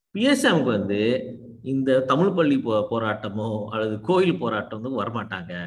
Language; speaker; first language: Tamil; early bilingual, heritage; Tamil